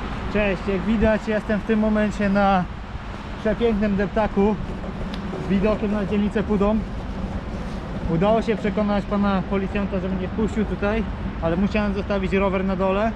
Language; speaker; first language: Polish; native; Polish